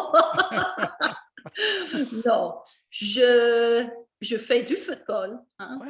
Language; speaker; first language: French; non-native, fluent; English